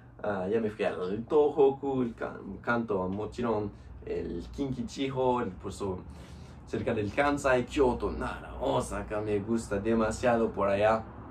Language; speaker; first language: Spanish; non-native, fluent; English